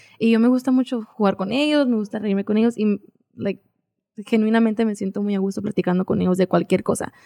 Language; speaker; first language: Spanish; early bilingual, heritage; Spanish